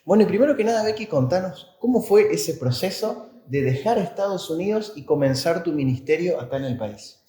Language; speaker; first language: Spanish; native; Spanish